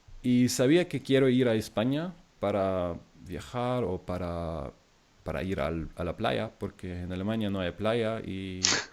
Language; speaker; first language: Spanish; non-native, fluent; German